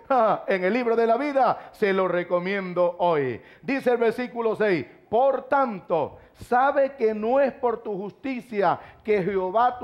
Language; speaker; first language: Spanish; native; Spanish